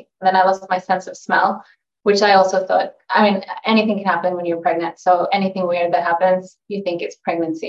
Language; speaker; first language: English; non-native, fluent; Norwegian